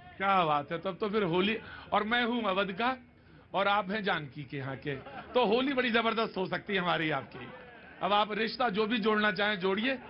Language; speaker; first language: Hindi; native; Hindi